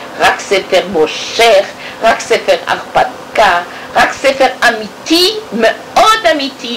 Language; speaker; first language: Hebrew; non-native, fluent; French